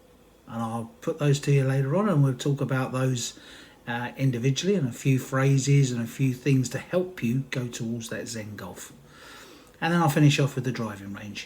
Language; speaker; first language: English; native; English